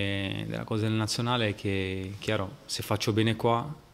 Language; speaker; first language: Italian; non-native, fluent; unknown